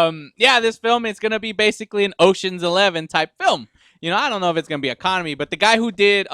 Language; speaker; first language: English; native; English